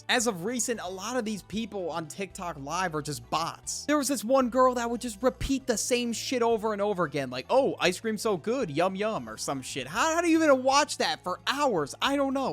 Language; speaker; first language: English; native; English